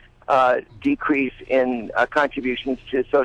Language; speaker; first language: English; native; English